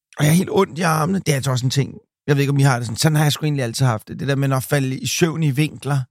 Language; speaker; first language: Danish; native; Danish